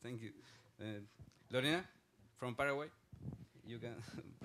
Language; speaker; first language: English; non-native, learner; Spanish